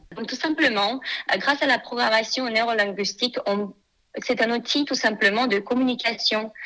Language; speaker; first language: French; non-native, fluent; Romanian